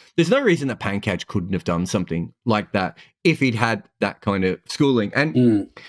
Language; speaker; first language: English; native; English